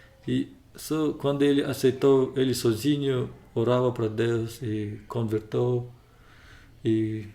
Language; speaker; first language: Portuguese; non-native, learner; Russian